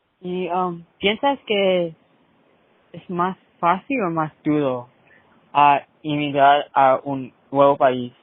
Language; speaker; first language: Spanish; early bilingual, heritage; Spanish